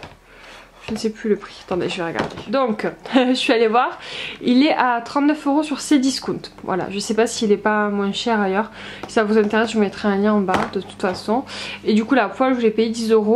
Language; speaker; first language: French; native; French